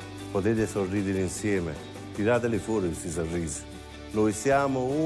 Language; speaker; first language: Italian; native; Italian